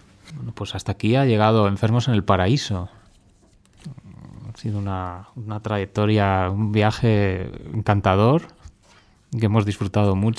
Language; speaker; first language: Spanish; native; Spanish